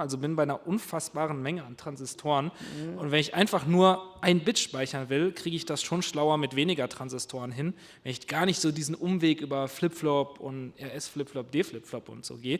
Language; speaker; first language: German; native; German